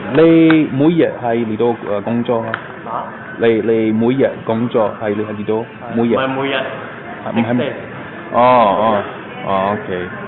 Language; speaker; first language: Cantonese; non-native, learner; English